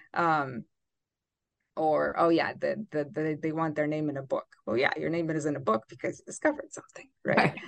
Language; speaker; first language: English; non-native, fluent; Romanian